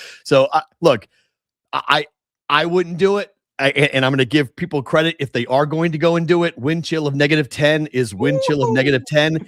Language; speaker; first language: English; native; English